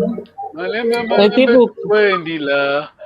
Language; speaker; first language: Portuguese; non-native, local second language; Kongo